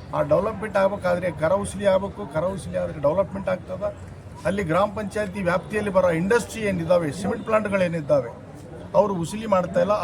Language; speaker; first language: Kannada; native; Kannada